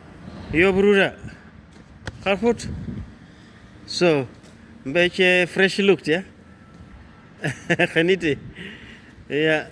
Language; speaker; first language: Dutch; non-native, learner; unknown